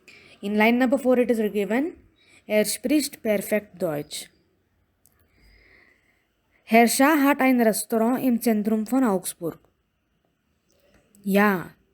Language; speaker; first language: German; non-native, fluent; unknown